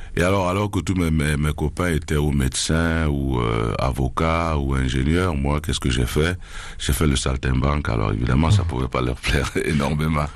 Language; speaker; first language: French; non-native, local second language; Duala